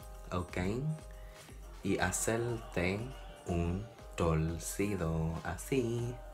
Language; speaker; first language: Spanish; non-native, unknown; English